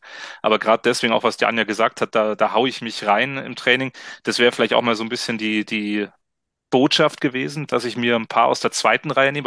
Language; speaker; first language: German; native; German